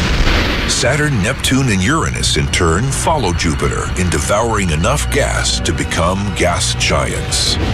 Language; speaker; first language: English; native; English